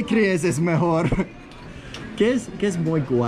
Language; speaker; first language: Spanish; non-native, learner; English